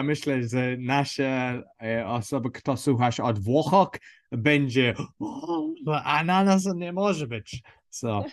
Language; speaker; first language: Polish; non-native, learner; English